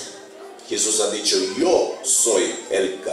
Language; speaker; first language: Spanish; non-native, fluent; Bulgarian